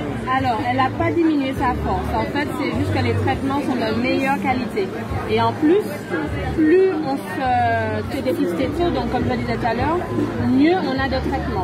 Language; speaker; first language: French; native; French